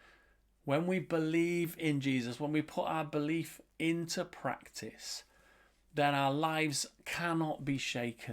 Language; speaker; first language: English; native; English